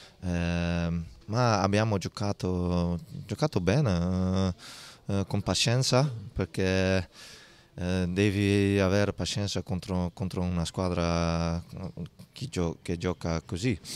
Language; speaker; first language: Italian; non-native, learner; Dutch